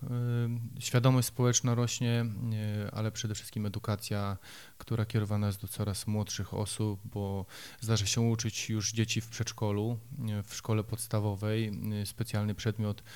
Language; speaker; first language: Polish; native; Polish